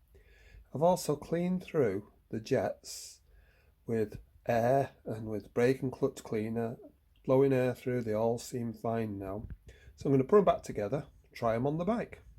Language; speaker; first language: English; native; English